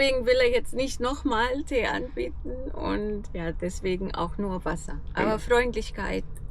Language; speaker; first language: German; non-native, fluent; Arabic